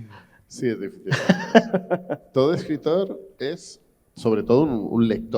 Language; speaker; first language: Spanish; native; Spanish